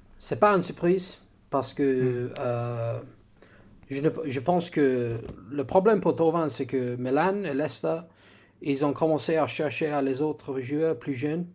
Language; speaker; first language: French; non-native, learner; English